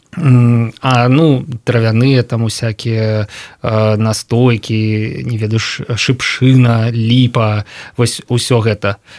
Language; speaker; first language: Belarusian; native; Belarusian